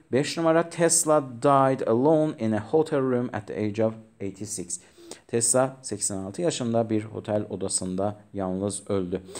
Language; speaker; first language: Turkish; native; Turkish